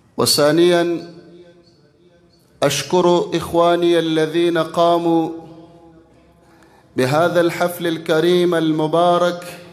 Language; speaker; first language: Arabic; non-native, fluent; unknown